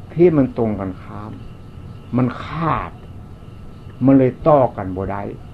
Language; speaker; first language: Thai; native; Thai